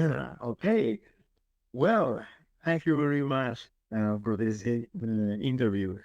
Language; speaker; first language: English; non-native, learner; Spanish